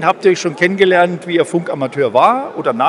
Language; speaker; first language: German; native; German